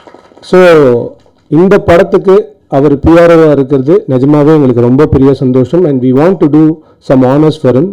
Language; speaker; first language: Tamil; native; Tamil